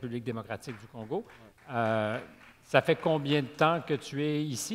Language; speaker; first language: French; native; French